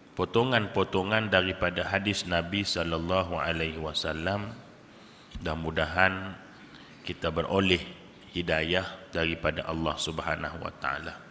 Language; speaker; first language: Malay; native; Malay